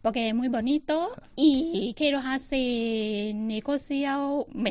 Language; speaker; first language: Spanish; non-native, learner; Thai